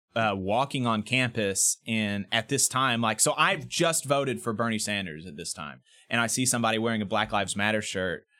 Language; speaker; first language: English; native; English